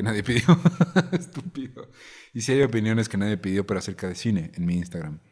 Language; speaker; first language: Spanish; native; Spanish